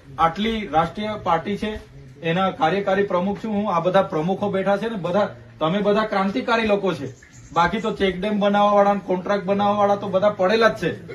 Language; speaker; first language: Gujarati; non-native, local second language; Vasavi